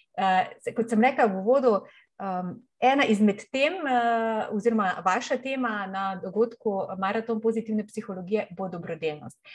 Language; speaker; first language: Slovenian; native; Slovenian